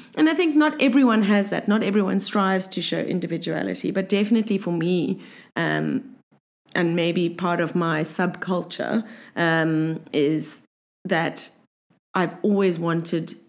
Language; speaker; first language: English; native; English